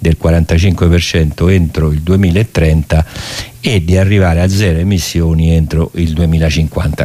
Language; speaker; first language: Italian; native; Italian